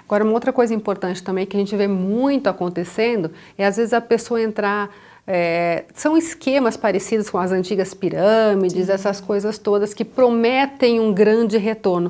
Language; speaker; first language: Portuguese; native; Portuguese